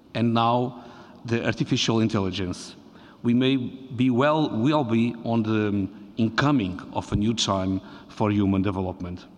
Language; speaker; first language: English; non-native, fluent; Portuguese